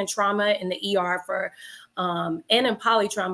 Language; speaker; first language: English; native; English